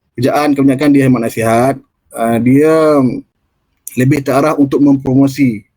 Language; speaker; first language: Malay; native; Malay